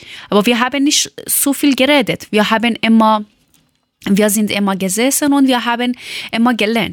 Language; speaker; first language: German; non-native, learner; Persian